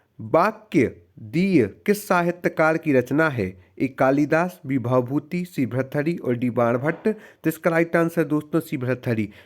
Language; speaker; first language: Hindi; native; Hindi